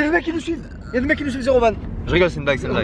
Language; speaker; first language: French; native; French